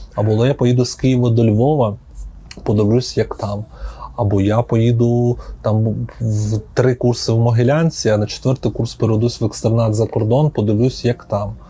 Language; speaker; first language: Ukrainian; native; Ukrainian